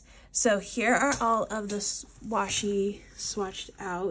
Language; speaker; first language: English; native; English